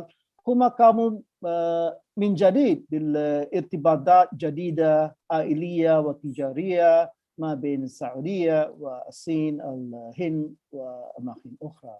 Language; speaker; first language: Arabic; non-native, fluent; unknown